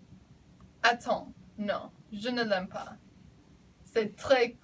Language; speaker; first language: French; non-native, learner; English